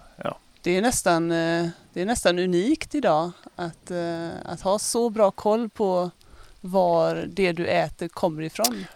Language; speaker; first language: Swedish; native; Swedish